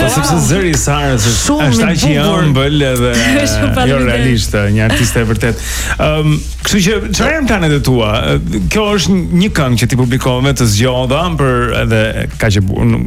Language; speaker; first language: Albanian; native; Albanian